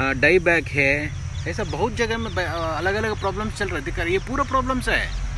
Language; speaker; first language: Hindi; non-native, local second language; Telugu